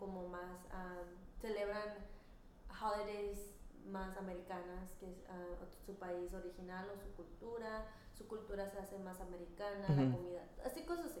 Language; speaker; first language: Spanish; early bilingual, heritage; Spanish